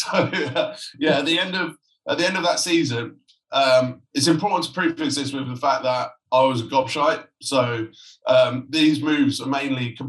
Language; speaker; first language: English; native; English